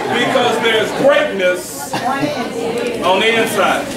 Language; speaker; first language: English; native; English